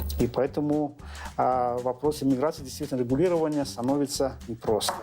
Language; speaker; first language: Russian; non-native, local second language; Azerbaijani